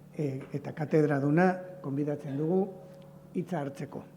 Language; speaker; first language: Basque; native; Basque